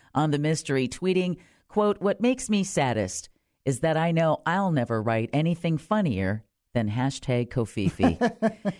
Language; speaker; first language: English; native; English